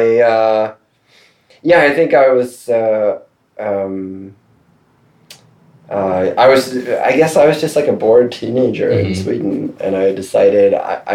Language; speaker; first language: English; non-native, fluent; Swedish